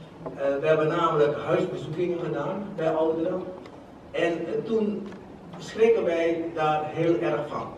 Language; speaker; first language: Dutch; non-native, local second language; Javanese